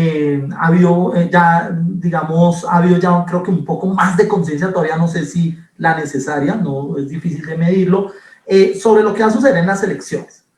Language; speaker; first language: Spanish; native; Spanish